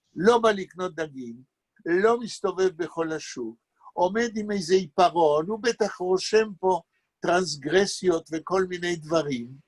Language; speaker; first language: Hebrew; native; Hebrew